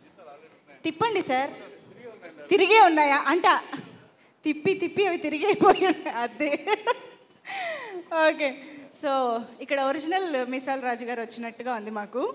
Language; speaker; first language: Telugu; native; Telugu